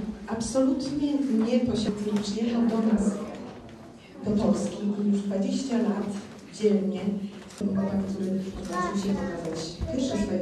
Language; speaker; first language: Polish; native; Polish